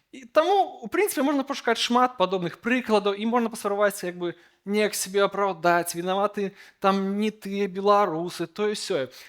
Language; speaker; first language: Belarusian; native; Belarusian